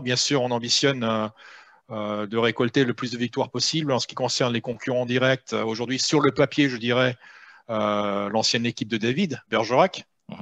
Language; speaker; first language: French; native; French